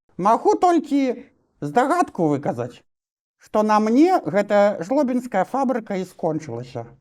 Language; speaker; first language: Belarusian; non-native, local second language; Russian